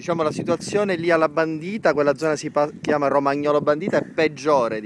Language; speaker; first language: Italian; native; Italian